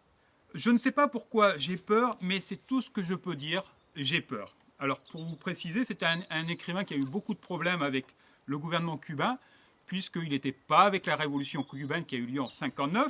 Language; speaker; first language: French; native; French